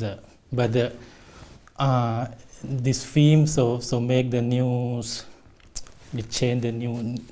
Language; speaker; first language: English; non-native, learner; Thai